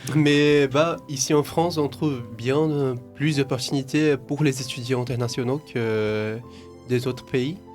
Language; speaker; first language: French; non-native, fluent; Portuguese